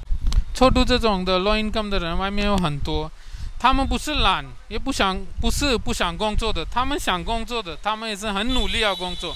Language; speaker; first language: Chinese; non-native, learner; Hindi